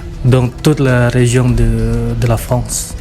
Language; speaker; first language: French; non-native, fluent; Indonesian